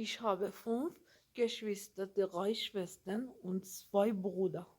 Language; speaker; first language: German; non-native, learner; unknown